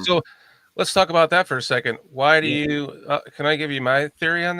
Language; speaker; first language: English; native; English